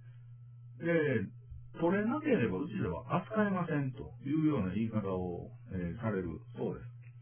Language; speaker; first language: Japanese; native; Japanese